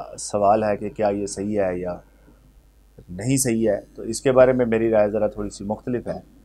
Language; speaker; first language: Urdu; native; Urdu